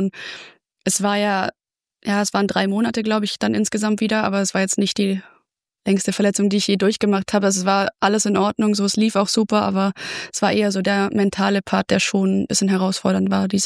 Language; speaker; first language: German; native; German